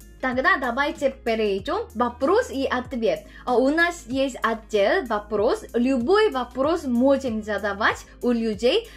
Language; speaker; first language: Russian; non-native, learner; Korean